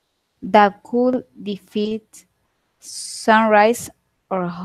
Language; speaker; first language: English; non-native, learner; Spanish